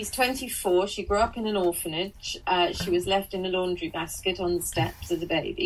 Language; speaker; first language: English; native; English